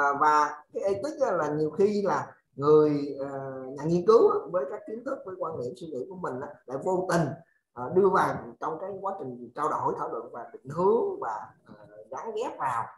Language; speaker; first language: Vietnamese; native; Vietnamese